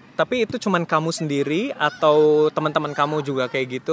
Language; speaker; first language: Indonesian; native; Indonesian